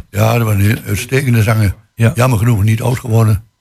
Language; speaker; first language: Dutch; native; Dutch